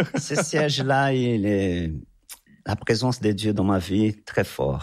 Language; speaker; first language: French; non-native, fluent; Portuguese